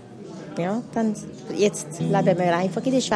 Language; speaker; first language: German; non-native, learner; Hungarian